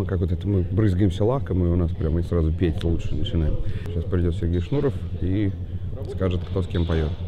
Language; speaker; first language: Russian; native; Russian